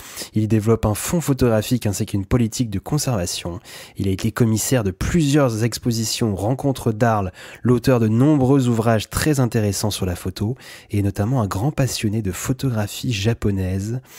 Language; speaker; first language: French; native; French